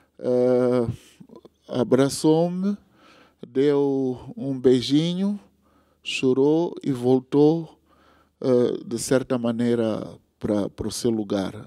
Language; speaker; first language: Portuguese; non-native, local second language; Tsonga